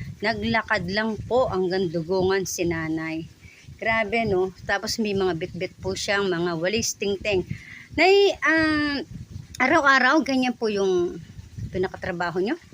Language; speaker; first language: Filipino; non-native, local second language; Bikol